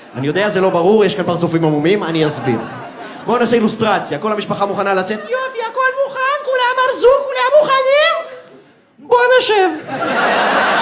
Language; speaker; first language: Hebrew; early bilingual, other home language; Russian